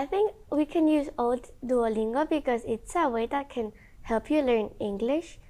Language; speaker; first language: English; non-native, learner; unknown